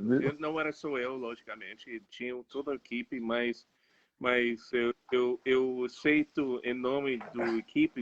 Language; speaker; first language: Portuguese; non-native, fluent; English